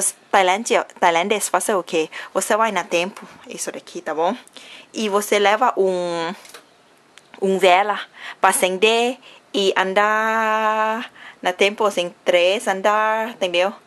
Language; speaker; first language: Portuguese; non-native, learner; Thai